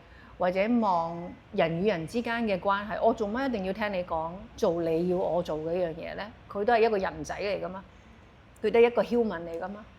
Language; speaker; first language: Cantonese; native; Cantonese